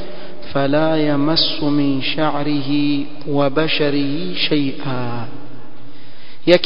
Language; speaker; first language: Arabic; non-native, fluent; Swahili